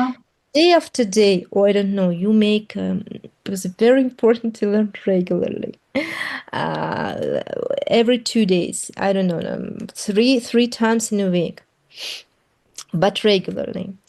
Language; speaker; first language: English; non-native, fluent; Russian